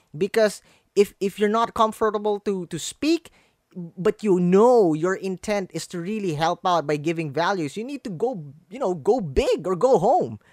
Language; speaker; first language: English; non-native, local second language; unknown